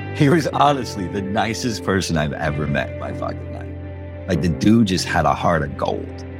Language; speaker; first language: English; early bilingual, other home language; Spanish